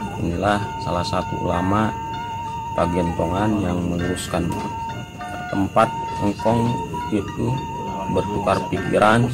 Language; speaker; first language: Indonesian; native; Indonesian